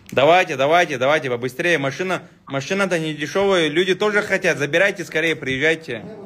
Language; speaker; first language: Russian; native; Russian